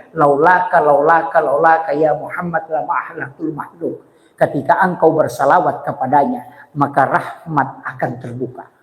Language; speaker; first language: Indonesian; non-native, local second language; Buginese